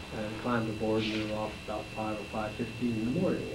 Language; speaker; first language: English; native; English